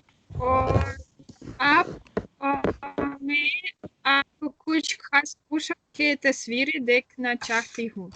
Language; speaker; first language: Hindi; non-native, learner; Russian